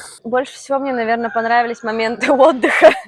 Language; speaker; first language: Russian; native; Russian